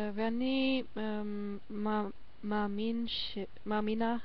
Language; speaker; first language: Hebrew; non-native, learner; German